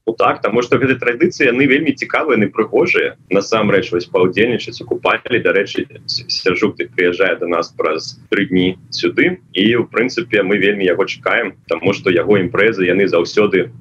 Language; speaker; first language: Belarusian; non-native, local second language; Russian